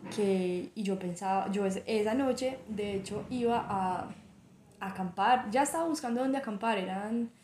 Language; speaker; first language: Spanish; native; Spanish